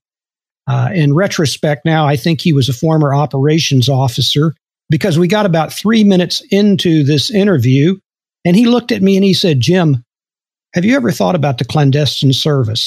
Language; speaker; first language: English; native; English